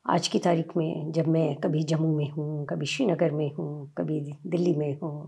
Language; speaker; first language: Hindi; native; Hindi